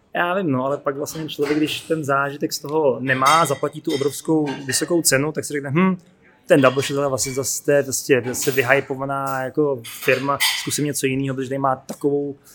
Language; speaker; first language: Czech; native; Czech